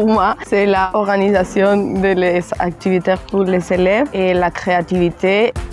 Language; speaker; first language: French; non-native, learner; Spanish